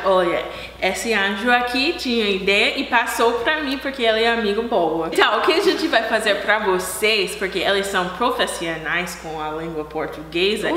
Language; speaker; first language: Portuguese; non-native, learner; English